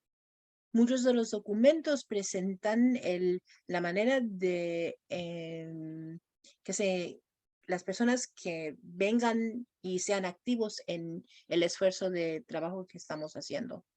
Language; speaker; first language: Spanish; non-native, fluent; English